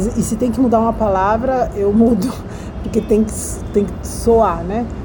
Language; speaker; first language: Portuguese; early bilingual, other home language; Spanish